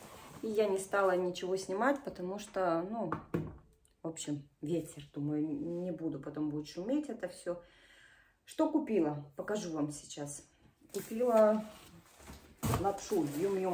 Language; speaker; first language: Russian; native; Russian